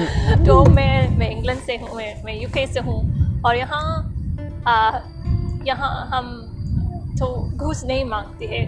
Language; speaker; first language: Hindi; non-native, learner; English